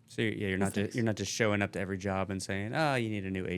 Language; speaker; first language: English; native; English